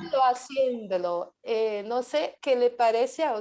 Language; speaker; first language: Spanish; non-native, fluent; Portuguese